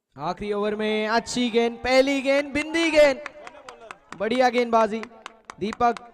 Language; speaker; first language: Hindi; non-native, local second language; Marathi